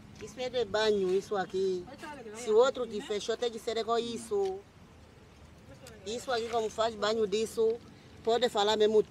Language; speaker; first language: Portuguese; non-native, local second language; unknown